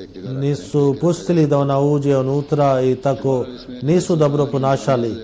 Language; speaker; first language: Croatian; non-native, fluent; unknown